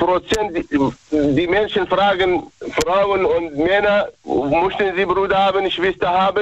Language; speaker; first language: German; non-native, learner; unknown